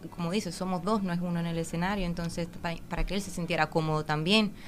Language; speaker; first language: Spanish; native; Spanish